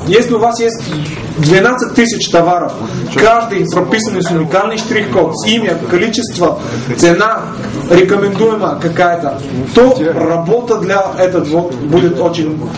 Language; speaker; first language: Russian; non-native, fluent; Bulgarian